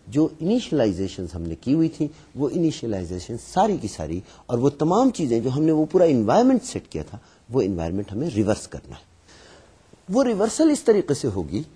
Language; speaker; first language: Urdu; native; Urdu